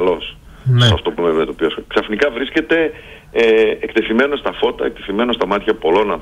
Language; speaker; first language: Greek; native; Greek